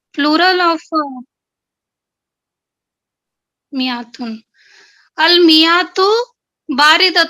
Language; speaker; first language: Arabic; non-native, learner; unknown